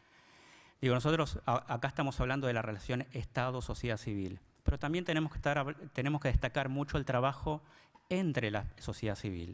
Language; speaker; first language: Spanish; native; Spanish